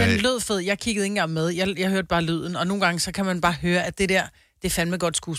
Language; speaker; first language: Danish; native; Danish